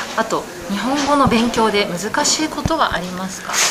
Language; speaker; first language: Japanese; native; Japanese